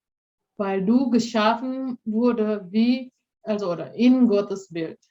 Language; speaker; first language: German; non-native, fluent; Indonesian